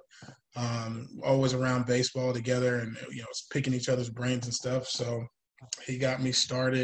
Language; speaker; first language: English; native; English